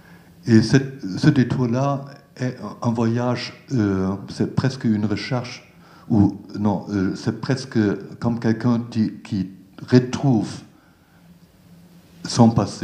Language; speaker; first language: French; non-native, learner; German